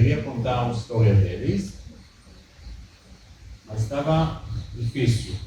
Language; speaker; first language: Portuguese; early bilingual, heritage; Hebrew